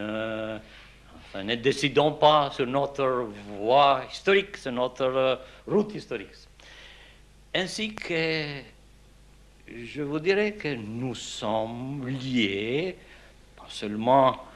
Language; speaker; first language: French; non-native, fluent; Albanian